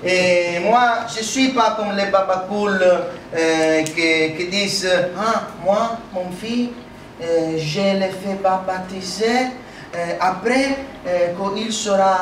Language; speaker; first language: French; non-native, learner; Italian